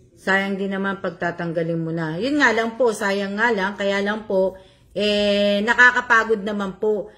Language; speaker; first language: Filipino; native; Filipino